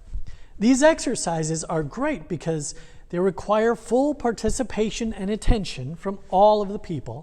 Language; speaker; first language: English; native; English